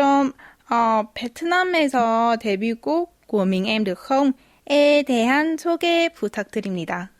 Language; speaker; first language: Korean; non-native, fluent; Vietnamese